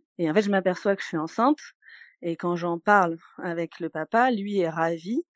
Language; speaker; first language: French; native; French